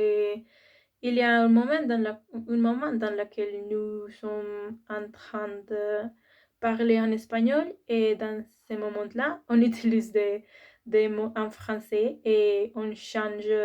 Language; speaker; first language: French; non-native, learner; Spanish